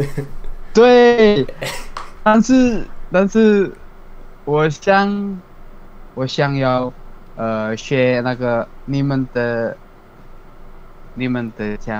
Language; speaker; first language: Chinese; non-native, learner; Indonesian